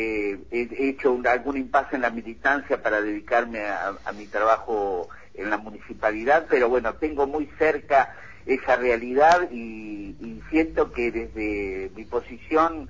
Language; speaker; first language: Spanish; native; Spanish